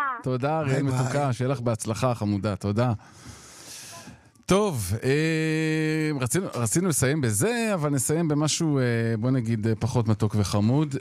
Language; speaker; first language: Hebrew; native; Hebrew